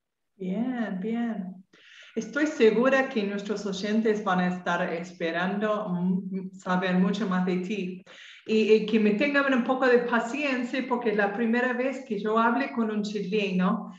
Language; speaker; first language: Spanish; non-native, fluent; English